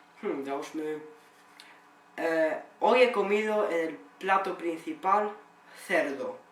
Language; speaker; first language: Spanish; non-native, learner; Polish